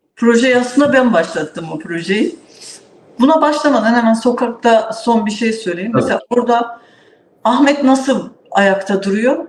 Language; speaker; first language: Turkish; native; Turkish